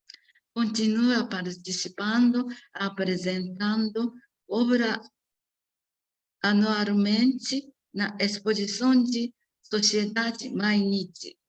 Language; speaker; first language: Portuguese; non-native, learner; Japanese